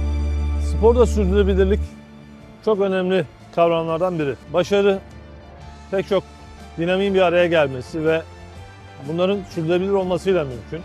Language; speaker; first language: Turkish; native; Turkish